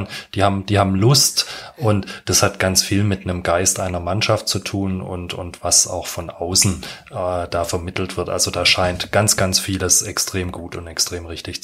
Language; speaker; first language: German; native; German